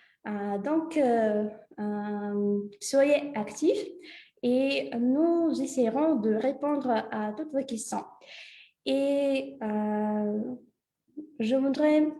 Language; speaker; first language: French; non-native, fluent; Russian